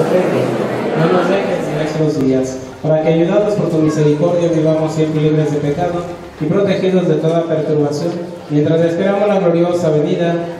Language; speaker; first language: Spanish; native; Spanish